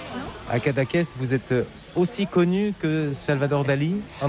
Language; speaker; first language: French; native; French